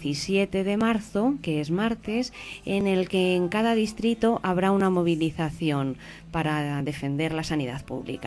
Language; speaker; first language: Spanish; native; Spanish